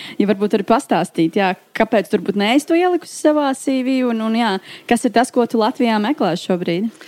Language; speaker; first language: Latvian; native; Latvian